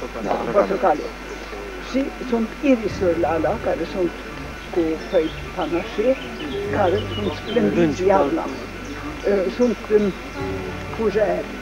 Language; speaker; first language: Romanian; early bilingual, heritage; French